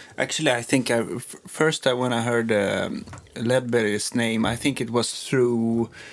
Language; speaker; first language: English; non-native, fluent; Swedish